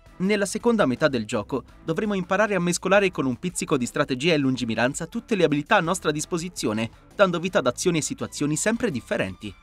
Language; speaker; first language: Italian; native; Italian